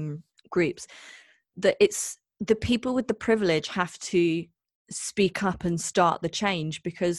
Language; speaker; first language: English; native; English